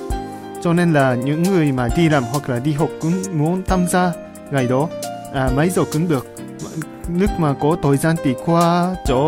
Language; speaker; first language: Vietnamese; non-native, learner; Japanese